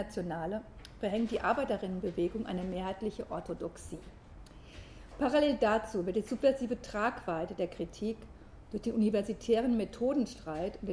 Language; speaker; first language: German; native; German